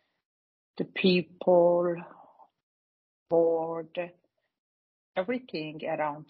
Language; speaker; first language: English; non-native, fluent; Persian